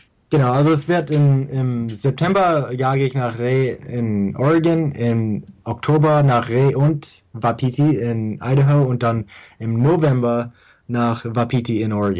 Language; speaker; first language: German; early bilingual, heritage; English